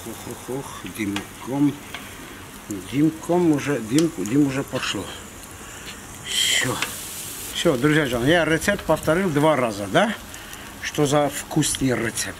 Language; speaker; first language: Russian; non-native, fluent; Armenian